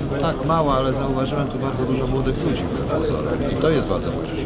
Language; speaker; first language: Polish; native; Polish